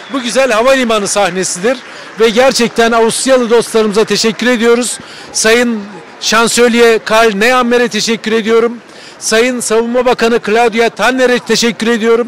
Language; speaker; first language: Turkish; native; Turkish